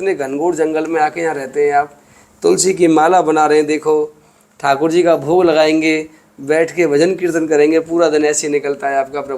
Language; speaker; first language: Hindi; native; Hindi